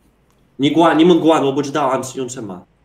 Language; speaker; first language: Chinese; non-native, learner; Russian